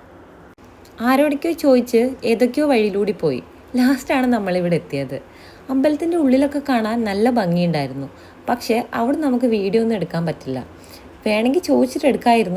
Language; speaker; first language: Malayalam; native; Malayalam